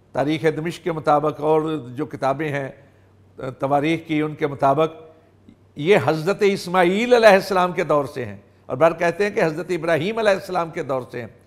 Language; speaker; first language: Urdu; non-native, local second language; Punjabi